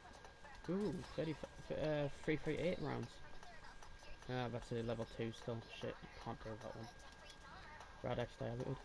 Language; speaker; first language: English; native; English